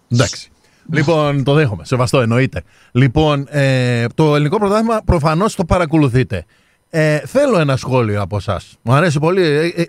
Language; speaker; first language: Greek; native; Greek